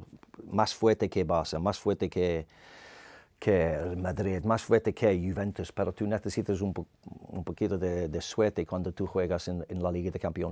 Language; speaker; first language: Spanish; non-native, learner; English